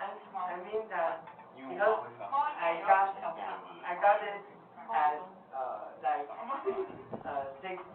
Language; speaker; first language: English; non-native, learner; Chinese